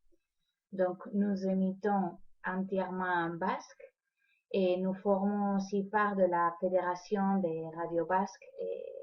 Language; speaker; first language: French; non-native, fluent; Spanish